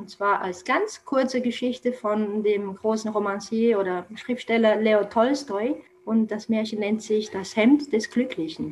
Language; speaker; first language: German; non-native, fluent; Romanian